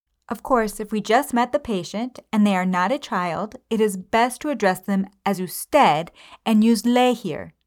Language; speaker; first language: English; native; English